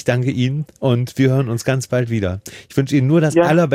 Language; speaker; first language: German; native; German